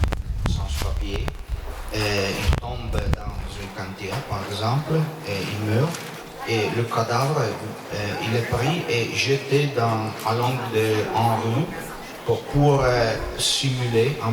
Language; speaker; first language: French; non-native, learner; Italian